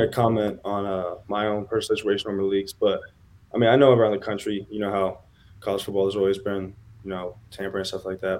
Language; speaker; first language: English; native; English